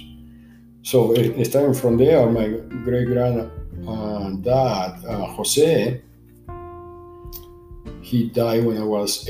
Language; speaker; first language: English; non-native, learner; Spanish